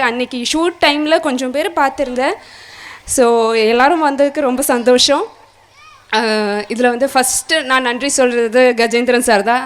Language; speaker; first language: Tamil; non-native, learner; Malayalam